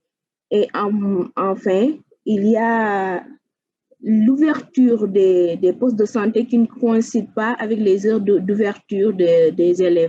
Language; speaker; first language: French; non-native, local second language; Wolof